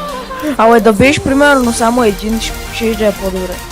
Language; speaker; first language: Bulgarian; native; Bulgarian